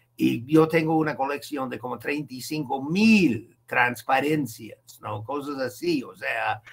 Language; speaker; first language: Spanish; non-native, fluent; English